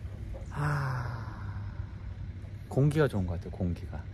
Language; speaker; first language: Korean; native; Korean